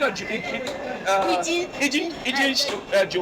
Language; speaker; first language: Chinese; non-native, learner; English